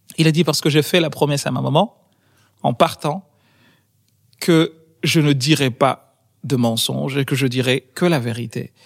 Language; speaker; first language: French; non-native, local second language; Ngazidja Comorian